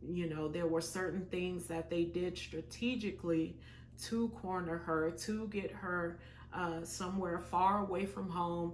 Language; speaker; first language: English; native; English